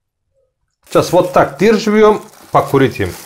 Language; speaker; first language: Russian; non-native, learner; Turkish